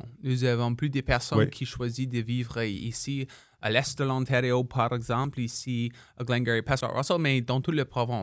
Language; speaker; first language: French; non-native, local second language; English